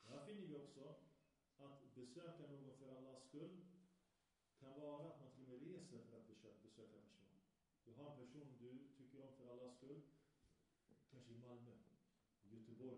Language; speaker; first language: Swedish; early bilingual, other home language; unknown